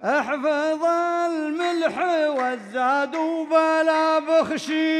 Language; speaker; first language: Arabic; native; Arabic